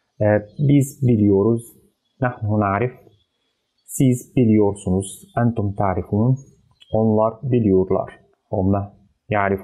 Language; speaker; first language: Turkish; non-native, fluent; Arabic